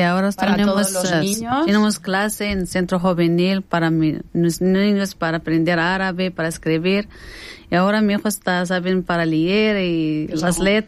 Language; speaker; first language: Spanish; non-native, learner; Arabic